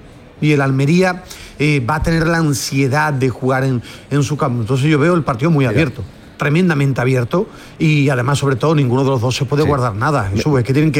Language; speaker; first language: Spanish; native; Spanish